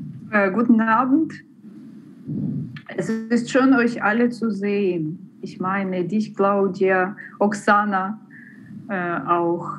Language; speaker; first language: German; non-native, fluent; Ukrainian